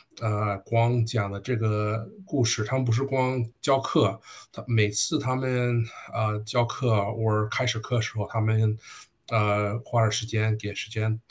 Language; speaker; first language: Chinese; early bilingual, heritage; Chinese